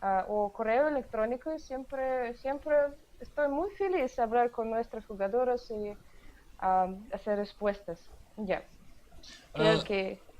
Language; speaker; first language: Spanish; non-native, learner; Russian